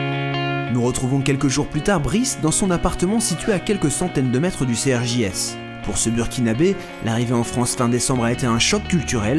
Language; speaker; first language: French; native; French